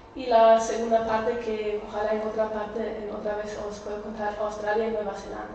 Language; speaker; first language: Spanish; non-native, fluent; German